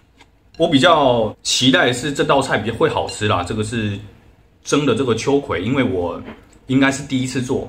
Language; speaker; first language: Chinese; native; Chinese